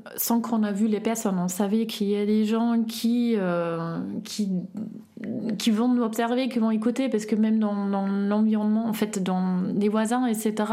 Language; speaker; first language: French; non-native, fluent; German